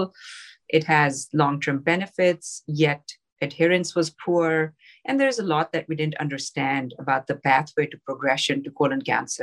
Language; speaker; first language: English; non-native, local second language; Urdu